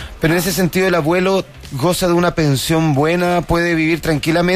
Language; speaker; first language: Spanish; native; Spanish